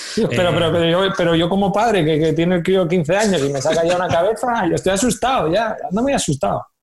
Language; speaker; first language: Spanish; native; Spanish